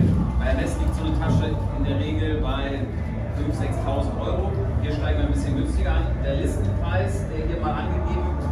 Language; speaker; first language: German; native; German